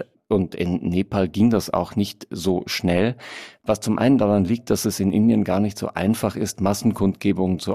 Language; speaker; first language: German; native; German